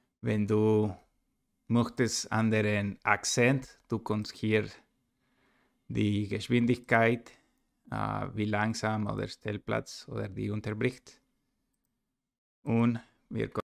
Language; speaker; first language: German; non-native, learner; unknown